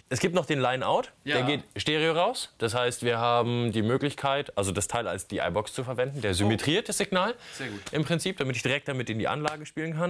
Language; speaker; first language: German; native; German